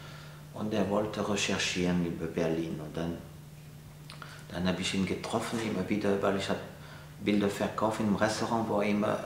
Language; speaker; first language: German; non-native, fluent; French